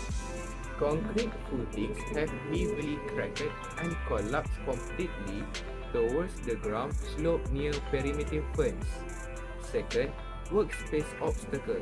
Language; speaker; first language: English; non-native, local second language; Malay